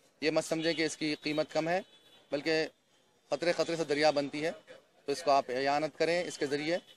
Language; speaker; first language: Urdu; native; Urdu